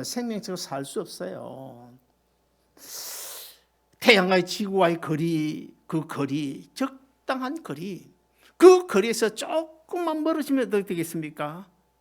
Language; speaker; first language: Korean; native; Korean